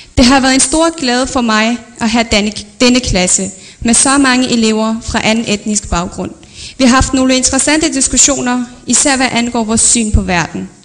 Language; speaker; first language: Danish; early bilingual, other home language; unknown